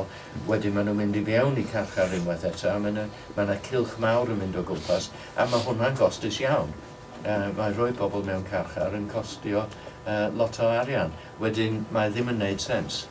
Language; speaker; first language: Welsh; non-native, local second language; English